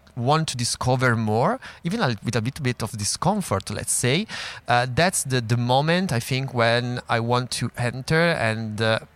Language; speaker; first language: English; non-native, fluent; Italian